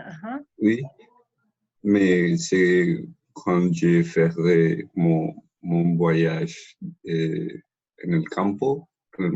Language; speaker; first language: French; non-native, learner; Spanish